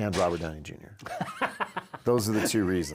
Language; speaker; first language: English; native; English